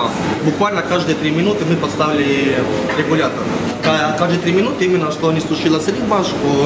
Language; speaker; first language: Russian; non-native, fluent; Italian